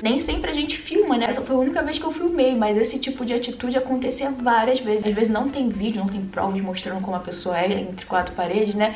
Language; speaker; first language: Portuguese; native; Portuguese